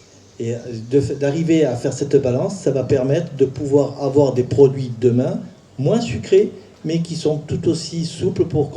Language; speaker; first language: French; native; French